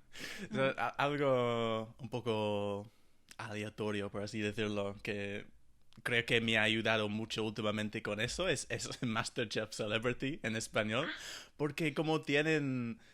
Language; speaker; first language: Spanish; non-native, fluent; English